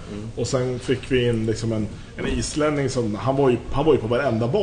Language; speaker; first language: Swedish; native; Swedish